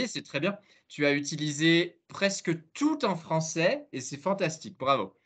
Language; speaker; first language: French; non-native, fluent; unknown